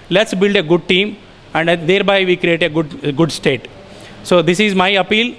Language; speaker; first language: English; non-native, local second language; Kannada